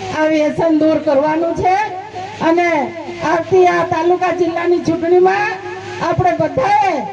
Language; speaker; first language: Gujarati; non-native, local second language; Rathawi